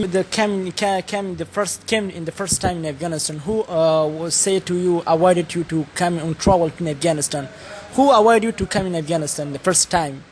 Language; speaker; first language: English; non-native, learner; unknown